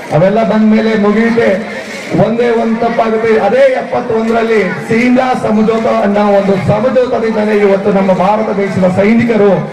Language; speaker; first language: Kannada; native; Kannada